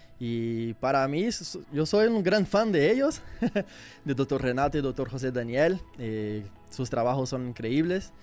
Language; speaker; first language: Spanish; non-native, learner; Portuguese